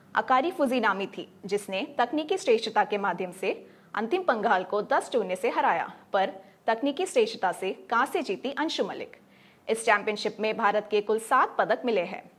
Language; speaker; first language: Hindi; non-native, local second language; Malayalam